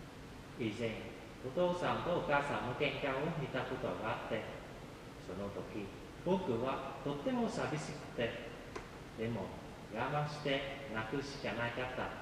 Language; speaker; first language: Japanese; non-native, fluent; Vietnamese